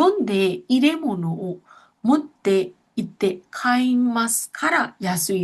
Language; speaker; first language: Japanese; non-native, fluent; Burmese